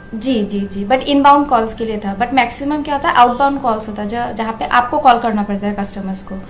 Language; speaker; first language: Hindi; non-native, local second language; Assamese